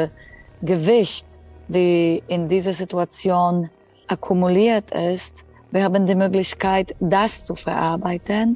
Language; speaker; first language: German; non-native, fluent; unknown